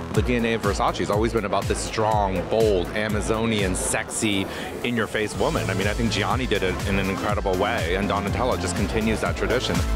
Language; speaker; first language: English; native; English